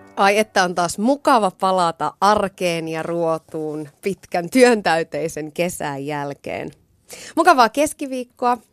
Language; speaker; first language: Finnish; native; Finnish